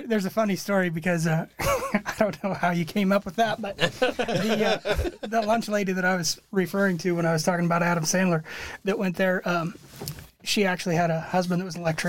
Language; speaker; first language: English; native; English